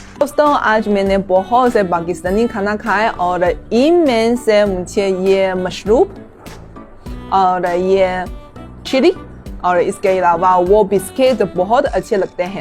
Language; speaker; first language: Hindi; non-native, learner; Chinese